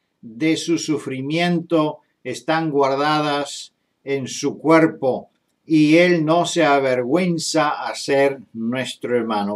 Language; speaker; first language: Spanish; non-native, fluent; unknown